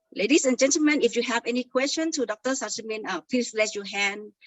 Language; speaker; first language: English; non-native, fluent; Thai